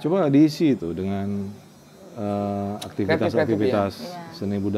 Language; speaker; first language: Indonesian; native; Indonesian